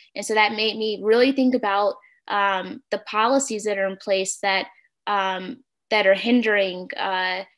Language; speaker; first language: English; native; English